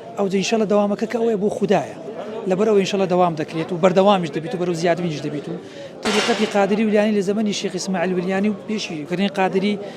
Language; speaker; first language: Central Kurdish; non-native, local second language; Kurdish